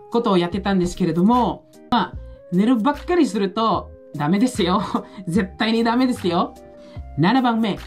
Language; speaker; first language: Japanese; non-native, fluent; Filipino